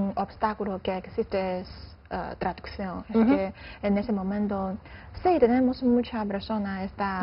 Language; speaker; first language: Spanish; non-native, fluent; Chinese